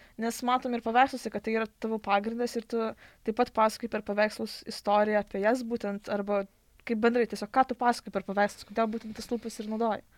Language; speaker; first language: Lithuanian; native; Lithuanian